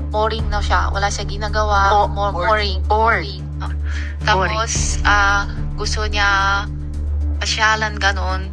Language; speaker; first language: Filipino; non-native, learner; Chinese